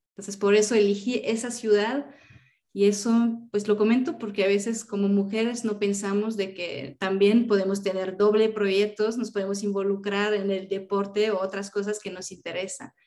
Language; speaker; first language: Spanish; non-native, fluent; French